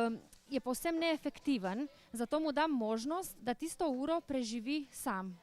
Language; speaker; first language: Slovenian; native; Slovenian